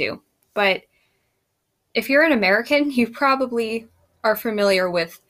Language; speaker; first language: English; native; English